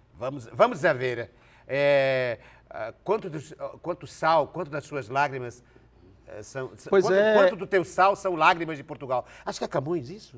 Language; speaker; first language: Portuguese; native; Portuguese